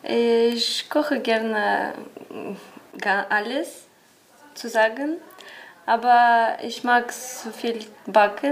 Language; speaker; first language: German; non-native, learner; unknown